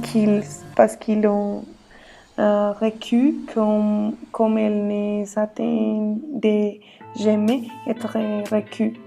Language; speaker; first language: French; non-native, learner; Spanish